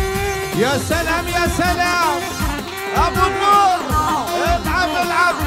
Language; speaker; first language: Arabic; native; Arabic